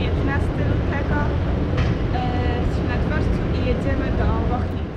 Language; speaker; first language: Polish; native; Polish